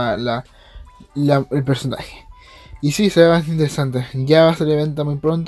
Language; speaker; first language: Spanish; native; Spanish